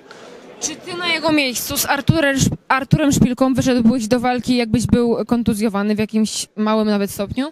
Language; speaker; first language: Polish; native; Polish